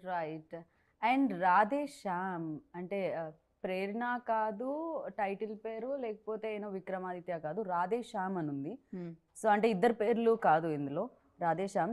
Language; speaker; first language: Telugu; native; Telugu